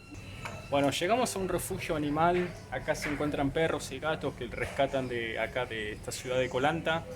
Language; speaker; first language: Spanish; native; Spanish